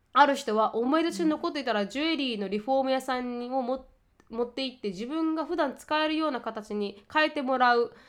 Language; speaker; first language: Japanese; native; Japanese